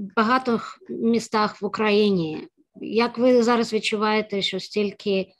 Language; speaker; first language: Ukrainian; native; Ukrainian